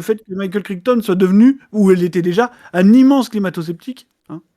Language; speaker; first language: French; native; French